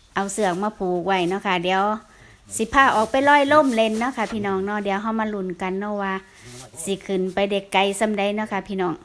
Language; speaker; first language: Thai; native; Thai